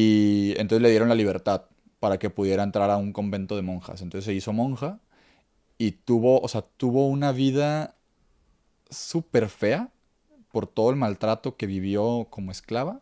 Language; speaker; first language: Spanish; native; Spanish